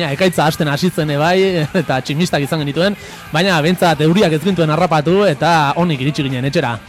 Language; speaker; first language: Basque; native; Basque